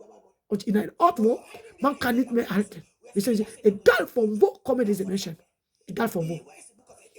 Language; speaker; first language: German; non-native, learner; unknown